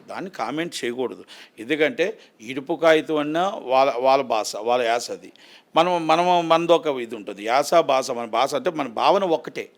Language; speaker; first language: Telugu; native; Telugu